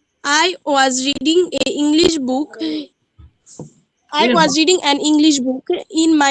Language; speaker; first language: English; non-native, learner; Bangla